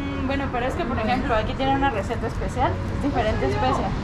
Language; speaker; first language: Spanish; native; Spanish